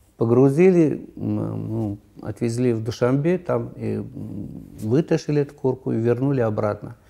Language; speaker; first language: Russian; non-native, local second language; Tajik